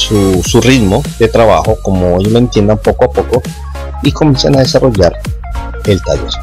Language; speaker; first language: Spanish; native; Spanish